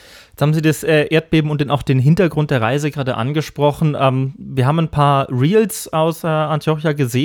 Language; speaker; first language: German; native; German